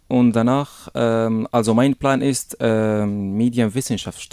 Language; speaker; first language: German; non-native, learner; Arabic